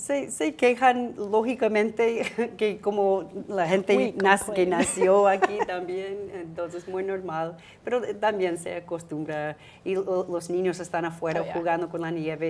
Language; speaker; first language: Spanish; non-native, fluent; English